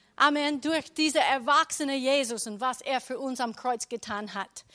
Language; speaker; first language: German; non-native, learner; English